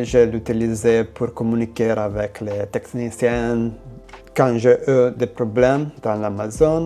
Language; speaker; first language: French; non-native, learner; Italian